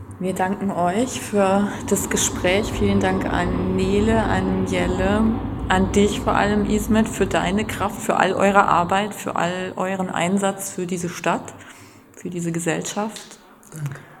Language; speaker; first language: German; native; German